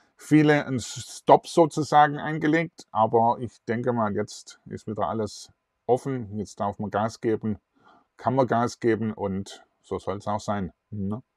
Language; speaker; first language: German; native; German